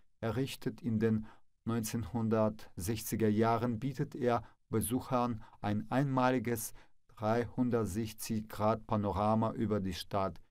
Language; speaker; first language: German; non-native, fluent; Russian